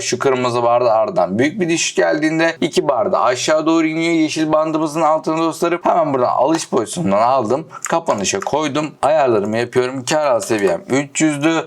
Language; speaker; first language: Turkish; native; Turkish